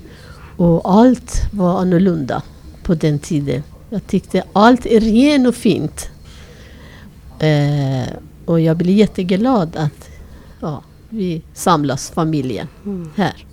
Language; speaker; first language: Swedish; non-native, fluent; Persian